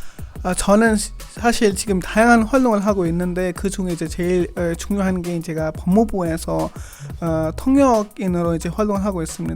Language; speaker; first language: Korean; non-native, fluent; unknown